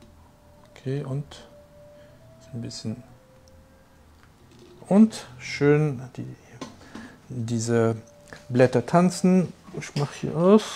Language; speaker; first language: German; non-native, fluent; French